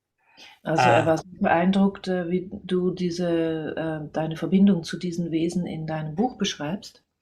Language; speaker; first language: German; non-native, fluent; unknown